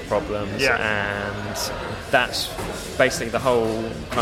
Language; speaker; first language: English; native; English